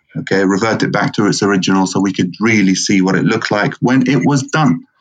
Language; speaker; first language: English; non-native, fluent; Arabic